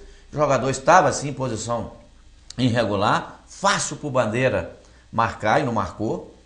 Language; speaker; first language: Portuguese; native; Portuguese